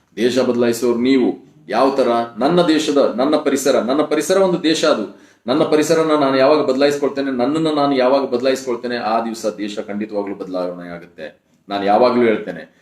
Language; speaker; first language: Kannada; non-native, local second language; Kodava